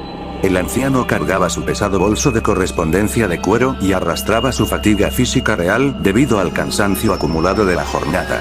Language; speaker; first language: Spanish; native; Spanish